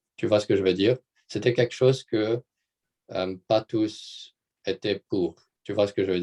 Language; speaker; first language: French; non-native, local second language; Arabic